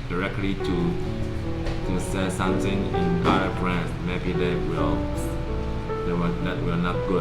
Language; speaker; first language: English; non-native, learner; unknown